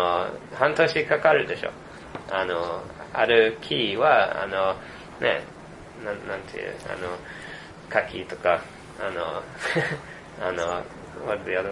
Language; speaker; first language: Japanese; non-native, fluent; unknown